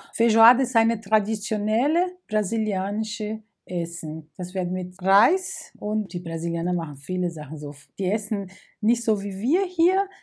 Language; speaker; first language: German; non-native, fluent; Portuguese